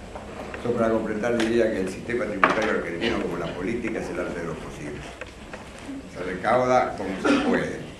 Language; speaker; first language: Spanish; native; Spanish